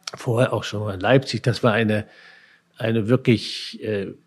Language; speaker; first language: German; native; German